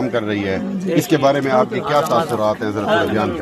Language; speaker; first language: Urdu; native; Urdu